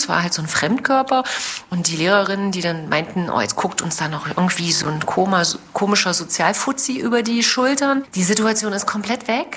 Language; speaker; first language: German; native; German